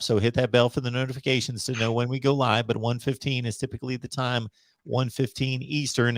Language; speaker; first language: English; native; English